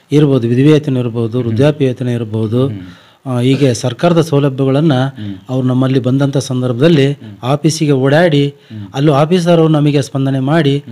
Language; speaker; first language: Kannada; native; Kannada